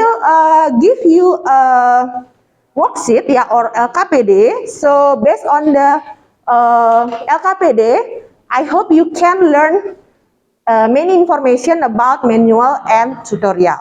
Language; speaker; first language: English; non-native, fluent; Indonesian